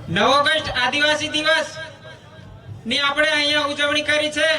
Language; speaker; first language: Gujarati; non-native, local second language; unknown